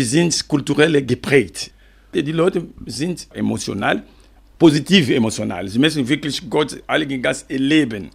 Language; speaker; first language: German; non-native, fluent; French